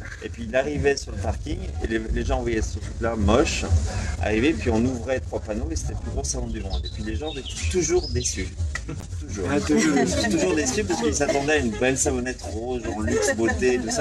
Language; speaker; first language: French; native; French